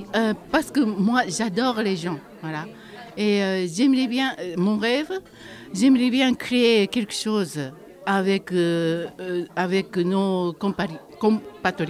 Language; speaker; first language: French; non-native, fluent; Japanese